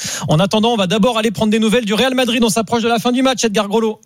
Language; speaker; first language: French; native; French